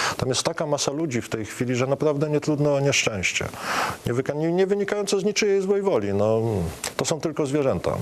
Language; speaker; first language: Polish; native; Polish